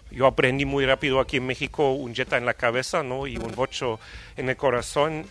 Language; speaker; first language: Spanish; non-native, fluent; German